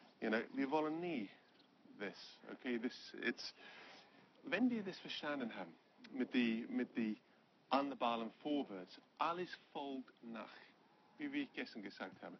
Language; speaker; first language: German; non-native, learner; English